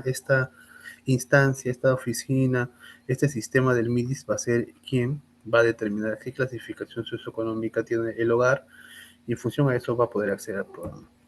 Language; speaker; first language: Spanish; native; Spanish